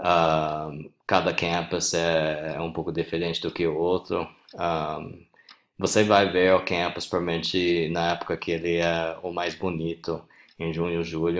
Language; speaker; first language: Portuguese; non-native, fluent; English